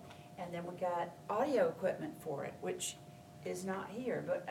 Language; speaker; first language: English; native; English